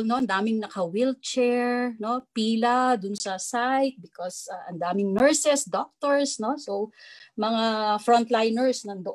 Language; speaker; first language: English; non-native, local second language; Filipino